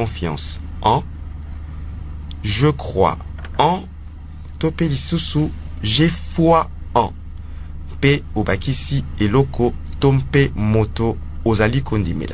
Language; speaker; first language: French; non-native, local second language; Lingala